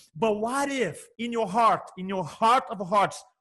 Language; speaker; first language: English; non-native, fluent; Portuguese